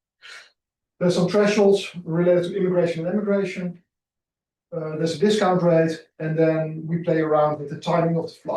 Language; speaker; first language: English; non-native, fluent; Dutch